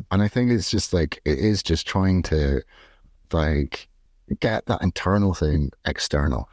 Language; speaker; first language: English; native; English